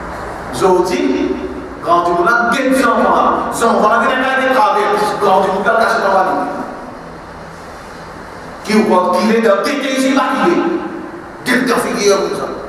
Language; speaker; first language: French; non-native, local second language; Morisyen